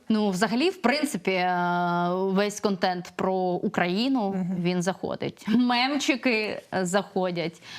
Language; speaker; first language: Ukrainian; non-native, local second language; Russian